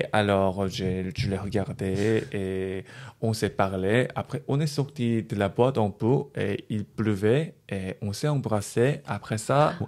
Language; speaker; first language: French; non-native, learner; Korean